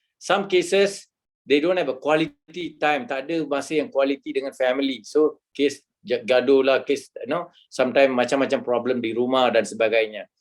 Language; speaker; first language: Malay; non-native, local second language; Tamil